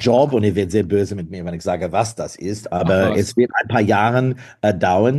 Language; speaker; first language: German; non-native, fluent; English